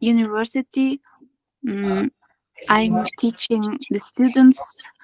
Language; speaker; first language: English; non-native, learner; Kazakh